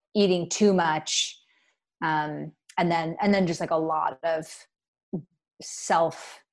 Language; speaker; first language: English; native; English